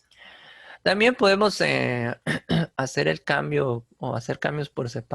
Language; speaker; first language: Spanish; native; Spanish